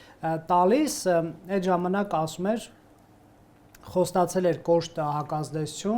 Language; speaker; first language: Armenian; native; Armenian